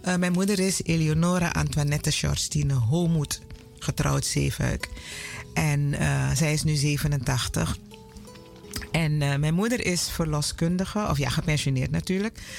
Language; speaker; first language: Dutch; native; Dutch